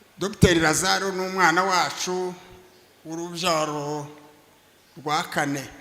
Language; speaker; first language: Kinyarwanda; native; Kinyarwanda